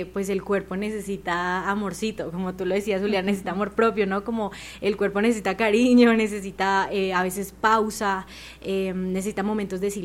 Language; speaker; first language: Spanish; native; Spanish